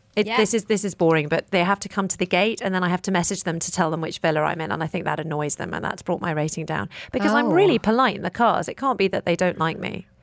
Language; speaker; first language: English; native; English